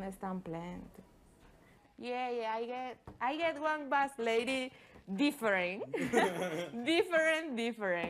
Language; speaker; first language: English; non-native, learner; Spanish